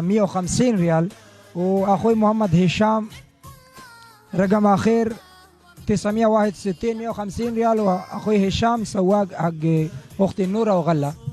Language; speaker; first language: Arabic; non-native, learner; Pashto